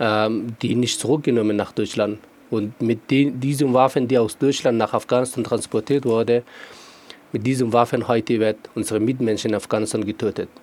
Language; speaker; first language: German; non-native, fluent; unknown